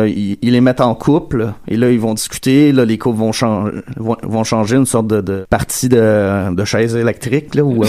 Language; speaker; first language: French; native; French